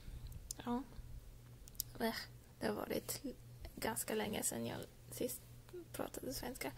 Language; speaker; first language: Swedish; early bilingual, heritage; English